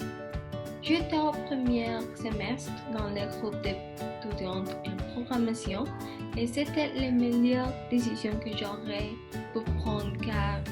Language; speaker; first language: French; non-native, learner; Spanish